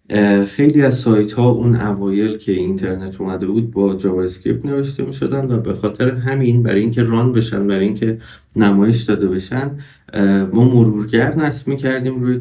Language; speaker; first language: Persian; native; Persian